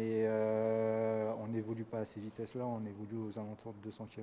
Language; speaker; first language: French; native; French